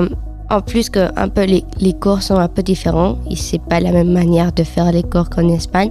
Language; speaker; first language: French; non-native, fluent; Spanish